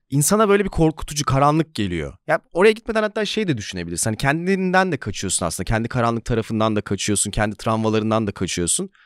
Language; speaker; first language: Turkish; native; Turkish